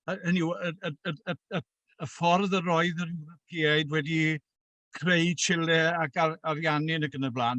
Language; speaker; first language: Welsh; native; Welsh